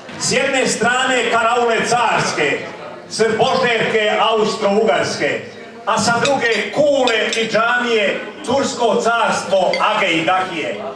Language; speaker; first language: Bosnian; native; Bosnian